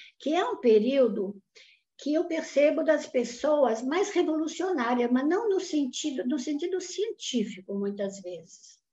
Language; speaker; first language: Portuguese; non-native, fluent; Italian